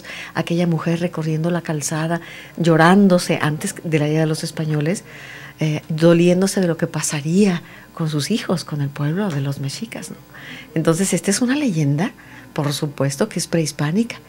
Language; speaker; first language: Spanish; native; Spanish